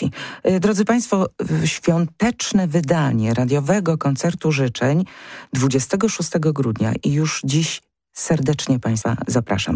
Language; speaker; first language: Polish; native; Polish